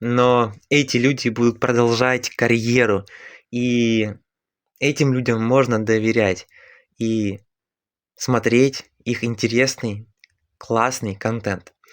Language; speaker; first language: Russian; native; Russian